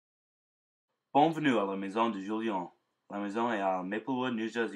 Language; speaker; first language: French; non-native, learner; English